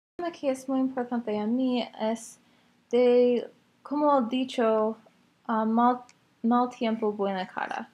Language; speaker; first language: Spanish; non-native, learner; English